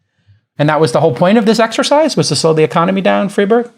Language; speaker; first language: English; native; English